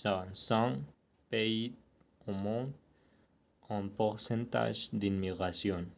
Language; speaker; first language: French; non-native, learner; Spanish